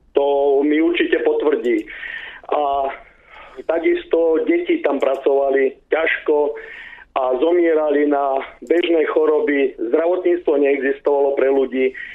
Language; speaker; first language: Slovak; native; Slovak